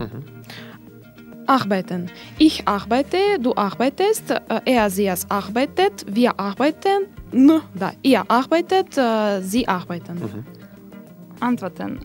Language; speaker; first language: German; non-native, learner; Russian